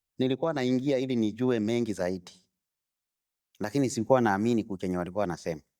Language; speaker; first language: Swahili; non-native, local second language; Bembe